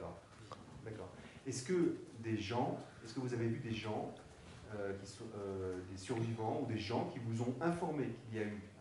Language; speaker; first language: French; native; French